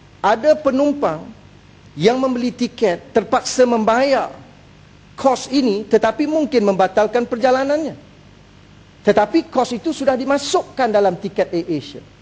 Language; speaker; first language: Malay; native; Malay